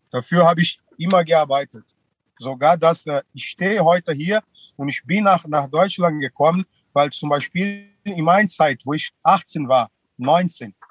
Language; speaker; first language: German; non-native, fluent; Portuguese